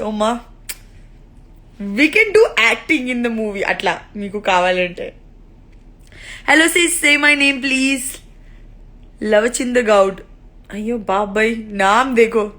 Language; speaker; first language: Telugu; non-native, local second language; Gujarati